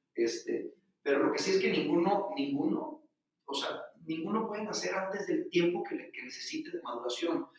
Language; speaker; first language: Spanish; native; Spanish